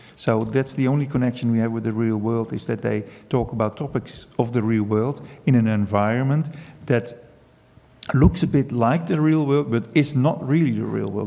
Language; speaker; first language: English; non-native, fluent; Dutch